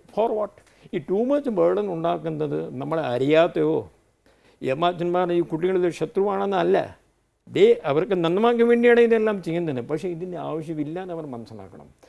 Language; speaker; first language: Malayalam; non-native, fluent; Hindi